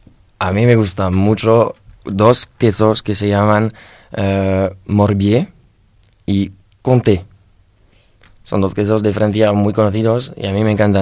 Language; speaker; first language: Spanish; non-native, learner; French